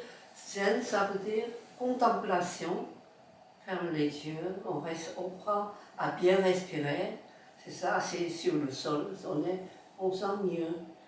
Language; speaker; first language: French; non-native, fluent; Korean